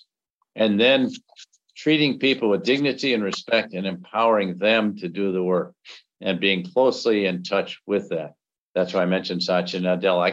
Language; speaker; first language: English; native; English